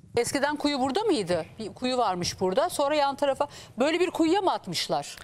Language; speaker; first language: Turkish; native; Turkish